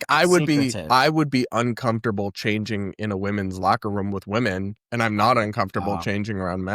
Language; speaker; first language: English; native; English